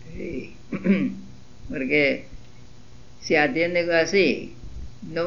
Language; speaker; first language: Portuguese; non-native, learner; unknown